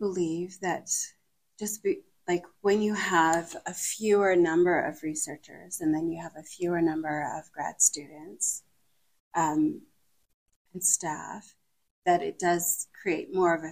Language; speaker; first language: English; native; English